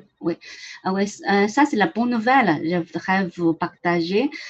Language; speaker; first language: French; non-native, learner; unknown